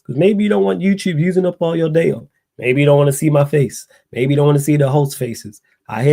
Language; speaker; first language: English; native; English